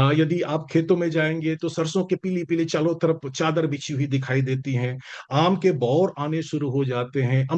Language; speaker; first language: Hindi; native; Hindi